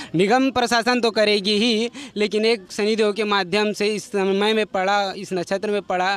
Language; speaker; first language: Hindi; native; Hindi